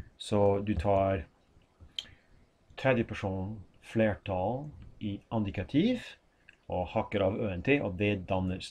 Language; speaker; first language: Norwegian; non-native, fluent; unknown